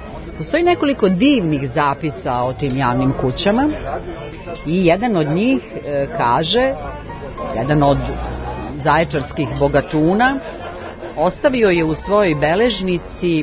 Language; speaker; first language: Serbian; native; Serbian